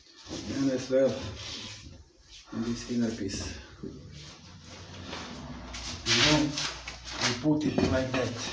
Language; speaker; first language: English; non-native, learner; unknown